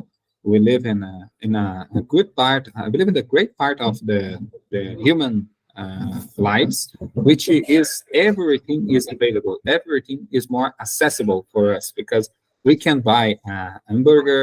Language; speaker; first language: English; non-native, learner; Portuguese